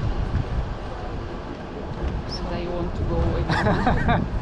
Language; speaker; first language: English; non-native, learner; Russian